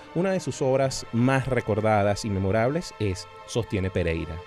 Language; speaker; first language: Spanish; native; Spanish